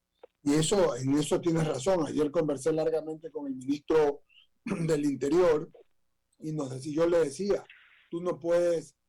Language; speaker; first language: Spanish; native; Spanish